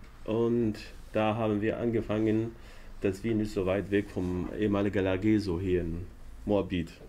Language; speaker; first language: German; non-native, learner; Arabic